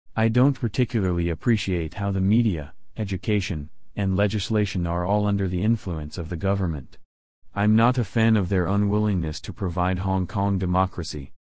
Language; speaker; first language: English; non-native, local second language; Cantonese